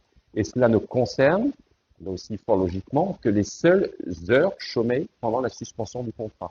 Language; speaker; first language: French; native; French